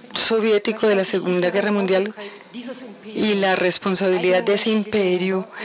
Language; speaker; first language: Spanish; non-native, fluent; Ukrainian